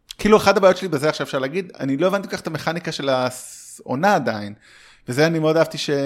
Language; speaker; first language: Hebrew; early bilingual, heritage; Hebrew